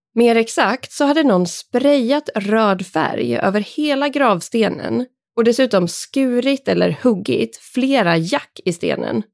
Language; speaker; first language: Swedish; native; Swedish